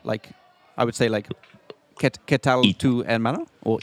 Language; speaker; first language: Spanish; non-native, learner; English